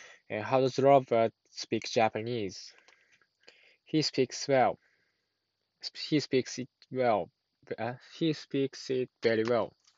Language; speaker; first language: English; non-native, learner; Japanese